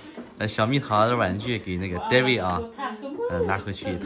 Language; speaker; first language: Chinese; native; Chinese